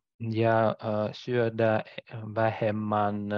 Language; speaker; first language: Finnish; non-native, learner; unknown